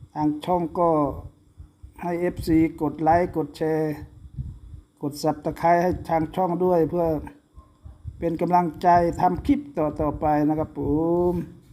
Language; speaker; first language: Thai; native; Thai